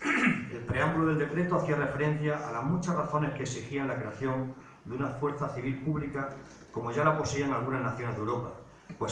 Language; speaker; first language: Spanish; native; Spanish